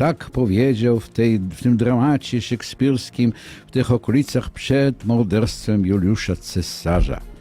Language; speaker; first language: Polish; non-native, fluent; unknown